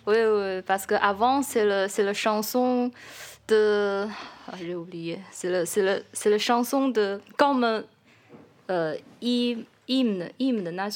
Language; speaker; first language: French; non-native, learner; Chinese